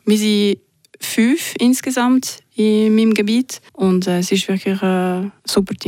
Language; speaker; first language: German; non-native, local second language; French